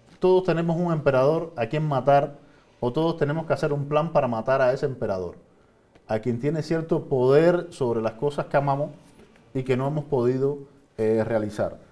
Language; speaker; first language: Spanish; native; Spanish